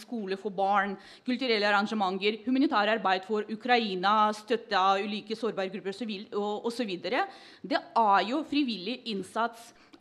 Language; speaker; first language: Norwegian; non-native, fluent; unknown